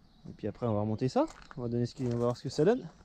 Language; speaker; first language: French; native; French